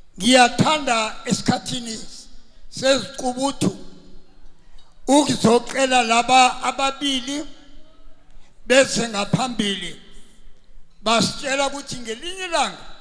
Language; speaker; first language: Zulu; native; Zulu